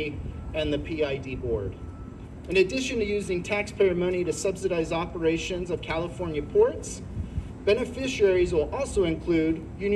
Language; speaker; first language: English; native; English